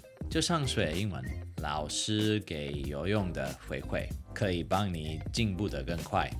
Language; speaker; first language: Chinese; non-native, fluent; English